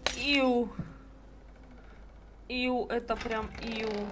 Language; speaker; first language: Russian; native; Russian